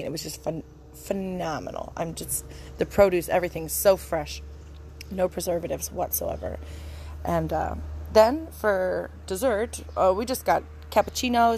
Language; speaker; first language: English; native; English